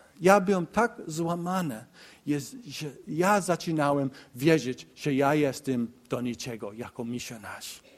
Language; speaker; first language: Polish; non-native, learner; English